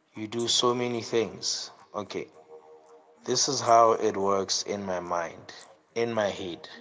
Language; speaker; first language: English; non-native, local second language; Southern Sotho